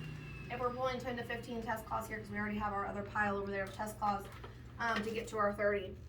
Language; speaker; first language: English; native; English